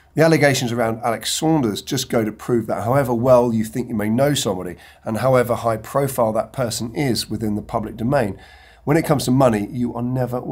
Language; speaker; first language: English; native; English